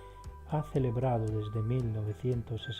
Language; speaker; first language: Spanish; non-native, fluent; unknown